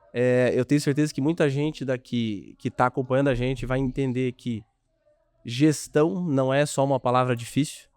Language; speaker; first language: Portuguese; native; Portuguese